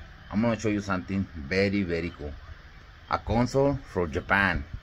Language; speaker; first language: English; non-native, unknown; Spanish